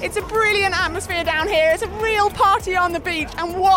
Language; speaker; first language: English; native; English